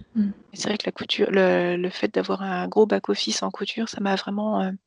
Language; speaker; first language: French; native; French